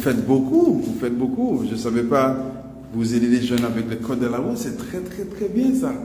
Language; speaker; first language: French; non-native, local second language; English